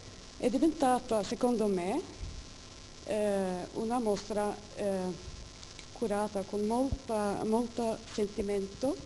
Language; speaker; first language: Italian; non-native, fluent; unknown